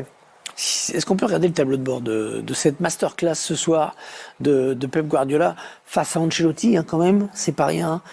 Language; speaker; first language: French; native; French